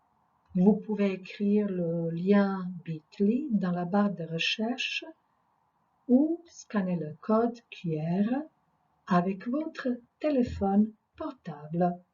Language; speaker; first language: French; non-native, fluent; Croatian